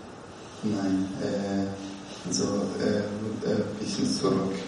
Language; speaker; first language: German; non-native, learner; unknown